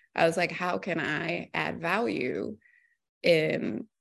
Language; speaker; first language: English; native; English